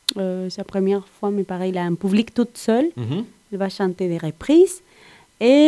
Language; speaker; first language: French; non-native, learner; Spanish